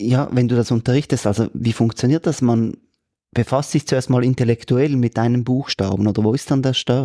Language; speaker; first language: German; native; German